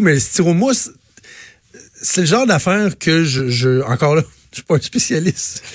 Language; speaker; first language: French; native; French